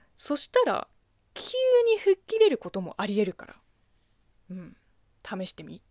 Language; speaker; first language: Japanese; non-native, fluent; Chinese